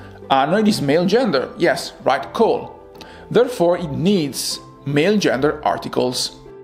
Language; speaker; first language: English; non-native, fluent; Italian